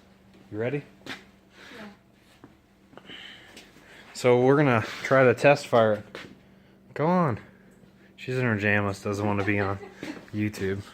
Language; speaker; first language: English; native; English